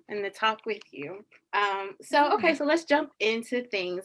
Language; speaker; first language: English; native; English